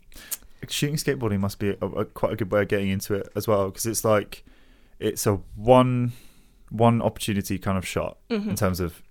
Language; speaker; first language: English; native; English